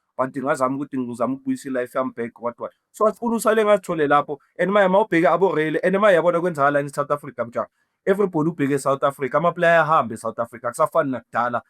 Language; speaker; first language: Zulu; non-native, local second language; Southern Sotho